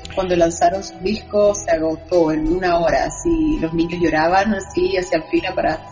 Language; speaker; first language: Spanish; early bilingual, other home language; Portuguese